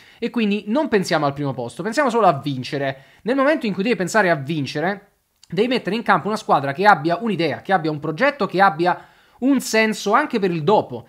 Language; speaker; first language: Italian; native; Italian